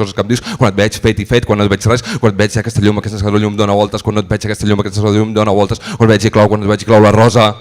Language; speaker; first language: Catalan; native; Catalan